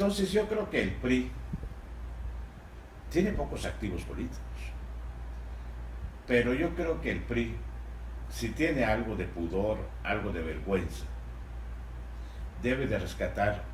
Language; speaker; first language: Spanish; native; Spanish